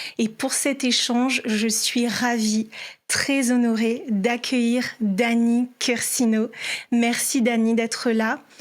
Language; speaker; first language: French; native; French